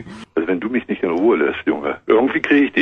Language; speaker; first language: German; native; German